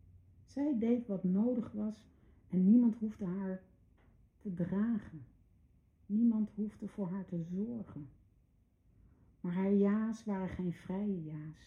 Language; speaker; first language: Dutch; native; Dutch